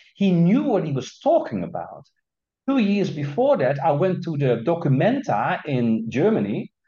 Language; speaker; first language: English; non-native, fluent; Dutch